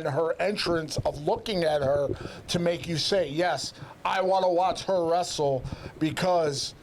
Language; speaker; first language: English; native; English